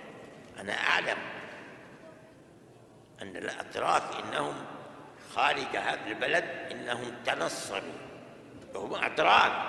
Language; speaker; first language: Arabic; non-native, fluent; Urdu